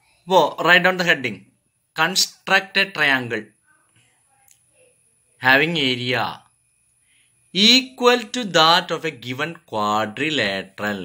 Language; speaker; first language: English; non-native, local second language; Malayalam